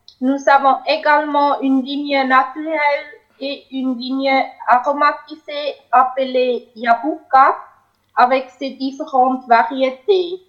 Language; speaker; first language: French; non-native, local second language; German